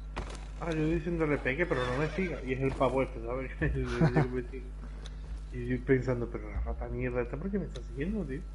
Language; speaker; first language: Spanish; native; Spanish